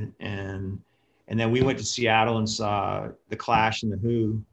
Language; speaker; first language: English; native; English